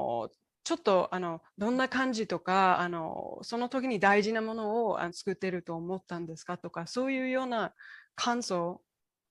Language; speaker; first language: Japanese; non-native, fluent; English